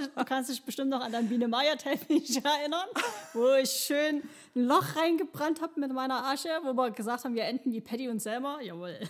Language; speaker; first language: German; native; German